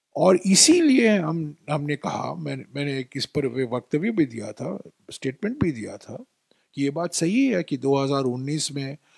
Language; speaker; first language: Hindi; non-native, local second language; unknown